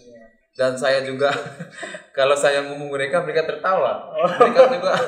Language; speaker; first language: Indonesian; non-native, learner; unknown